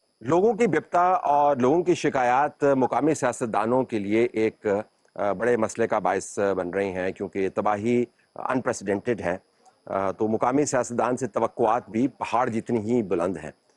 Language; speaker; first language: Urdu; native; Urdu